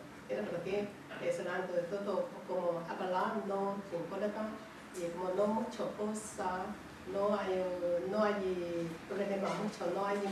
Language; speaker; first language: Spanish; non-native, learner; Chinese